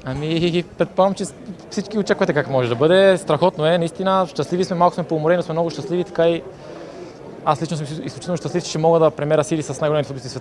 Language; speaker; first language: Bulgarian; native; Bulgarian